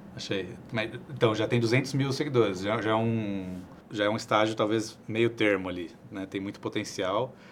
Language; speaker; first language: Portuguese; native; Portuguese